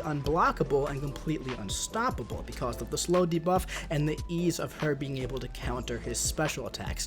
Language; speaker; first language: English; native; English